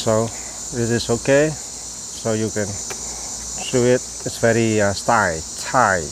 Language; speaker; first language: English; non-native, local second language; Vietnamese